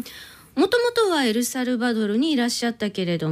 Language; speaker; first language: Japanese; native; Japanese